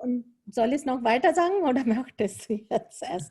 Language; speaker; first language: German; non-native, fluent; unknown